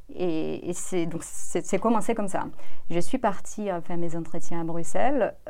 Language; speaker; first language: French; non-native, fluent; Portuguese